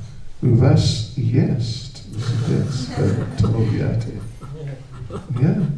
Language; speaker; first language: Russian; non-native, learner; English